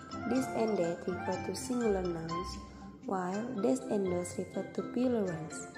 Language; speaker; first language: English; non-native, learner; Indonesian